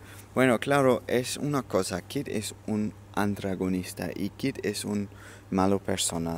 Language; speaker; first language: Spanish; non-native, learner; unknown